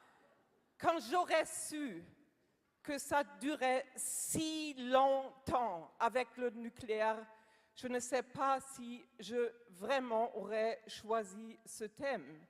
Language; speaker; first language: French; non-native, learner; German